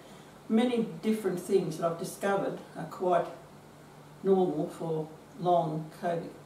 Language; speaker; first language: English; native; English